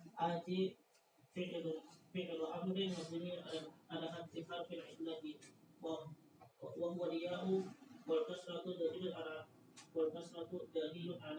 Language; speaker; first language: Arabic; non-native, learner; Indonesian